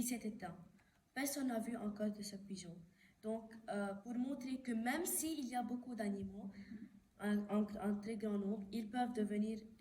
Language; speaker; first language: French; non-native, local second language; Arabic